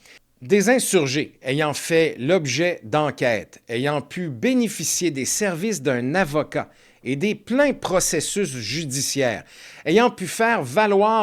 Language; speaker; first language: French; native; French